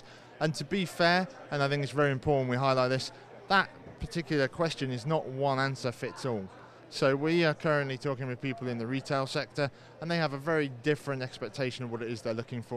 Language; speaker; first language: English; native; English